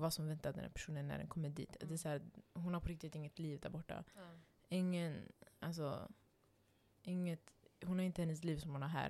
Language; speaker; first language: Swedish; non-native, local second language; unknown